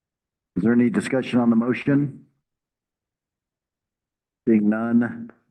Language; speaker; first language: English; native; English